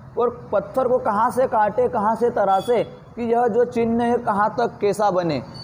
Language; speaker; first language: Hindi; native; Hindi